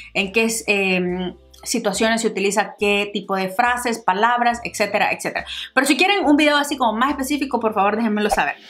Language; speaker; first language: Spanish; native; Spanish